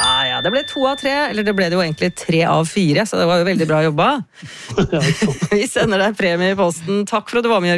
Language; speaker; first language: Norwegian; native; Norwegian